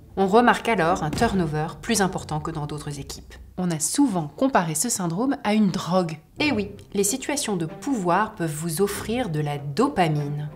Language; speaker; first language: French; native; French